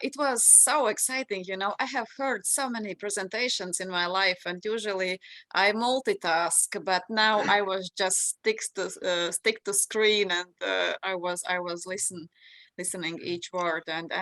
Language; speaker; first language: English; non-native, fluent; Latvian